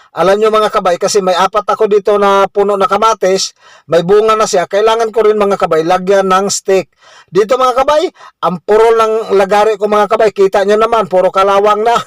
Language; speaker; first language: Filipino; non-native, local second language; Cebuano